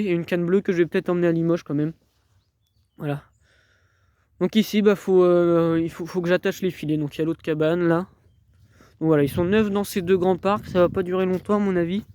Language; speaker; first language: French; native; French